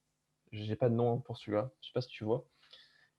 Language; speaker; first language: French; native; French